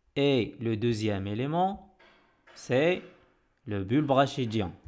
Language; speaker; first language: French; non-native, local second language; Arabic